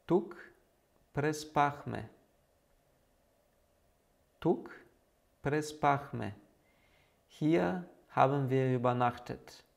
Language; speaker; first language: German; non-native, fluent; Bulgarian